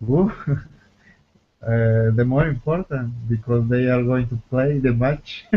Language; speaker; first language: English; non-native, learner; Spanish